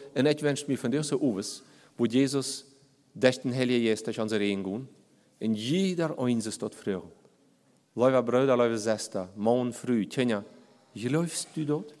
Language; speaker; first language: German; non-native, learner; Plautdietsch